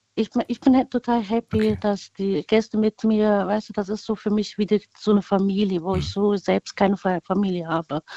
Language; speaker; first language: German; early bilingual, other home language; Vietnamese